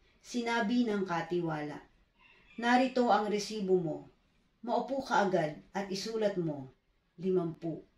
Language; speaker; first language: Filipino; native; Filipino